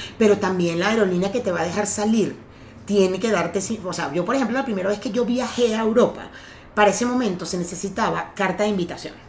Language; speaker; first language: Spanish; native; Spanish